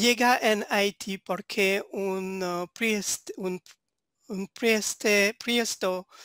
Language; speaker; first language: Spanish; non-native, fluent; French